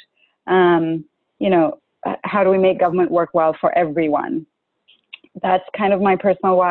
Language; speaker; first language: English; non-native, local second language; Urdu